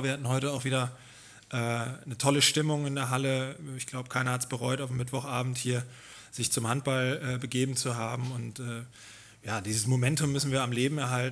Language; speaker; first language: German; native; German